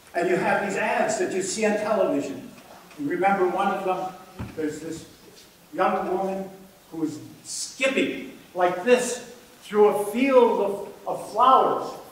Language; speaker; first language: English; native; English